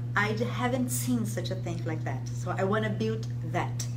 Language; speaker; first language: English; non-native, fluent; Portuguese